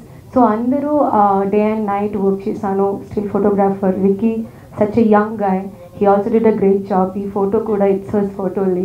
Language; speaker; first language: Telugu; non-native, learner; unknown